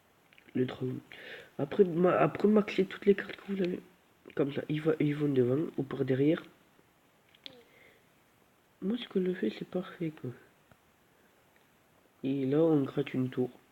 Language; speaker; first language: French; native; French